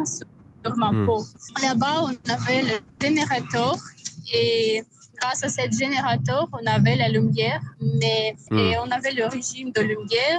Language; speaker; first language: French; non-native, fluent; Russian